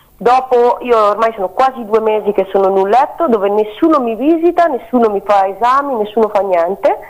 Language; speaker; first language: Italian; native; Italian